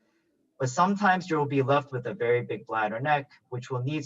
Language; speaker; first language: English; native; English